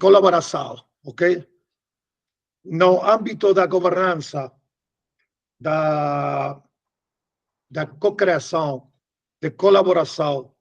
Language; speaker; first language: Portuguese; non-native, learner; Spanish